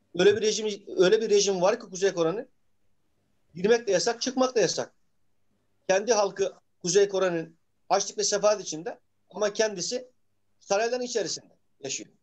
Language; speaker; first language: Turkish; native; Turkish